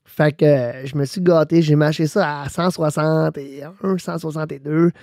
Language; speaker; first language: French; native; French